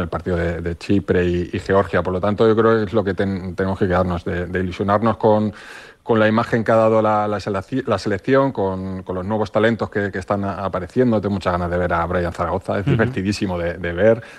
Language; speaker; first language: Spanish; native; Spanish